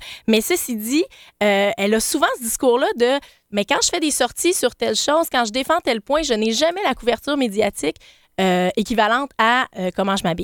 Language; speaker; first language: French; native; French